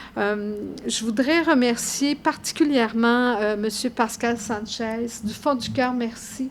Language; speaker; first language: French; native; French